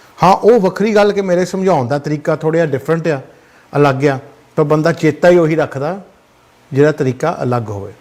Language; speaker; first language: Punjabi; early bilingual, heritage; Punjabi